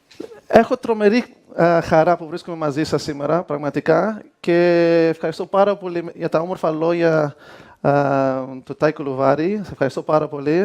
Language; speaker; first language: Greek; early bilingual, heritage; Greek